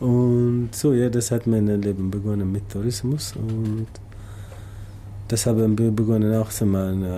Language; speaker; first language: German; non-native, learner; Tamasheq